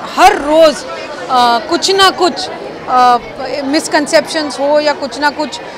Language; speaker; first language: Hindi; non-native, local second language; Marathi